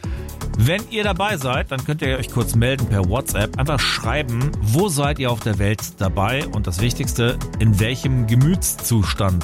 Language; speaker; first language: German; native; German